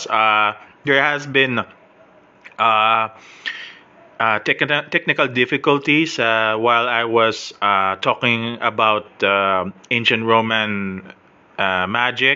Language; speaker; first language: English; non-native, local second language; Filipino